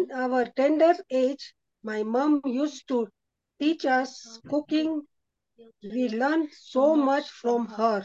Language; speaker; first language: English; non-native, local second language; Gujarati